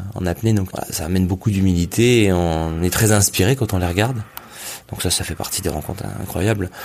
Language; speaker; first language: French; native; French